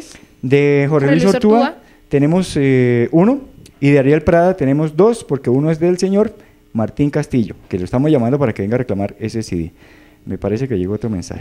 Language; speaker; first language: Spanish; native; Spanish